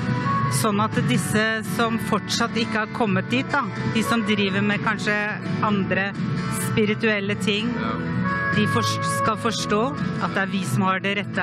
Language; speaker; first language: Norwegian; native; Norwegian